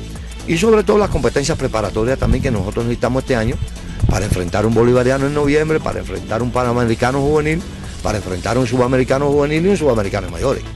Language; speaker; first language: Spanish; native; Spanish